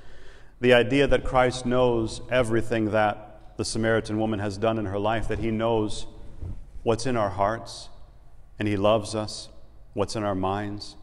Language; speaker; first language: English; native; English